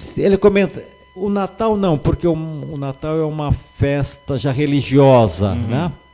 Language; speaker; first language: Portuguese; native; Portuguese